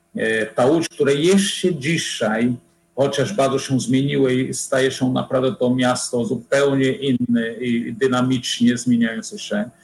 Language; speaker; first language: Polish; non-native, fluent; Portuguese